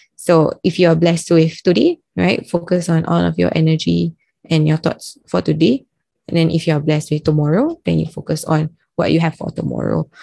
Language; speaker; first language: English; non-native, local second language; Malay